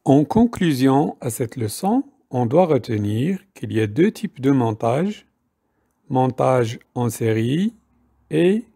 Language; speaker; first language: French; non-native, local second language; Arabic